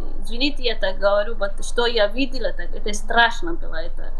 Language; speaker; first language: Russian; non-native, learner; Somali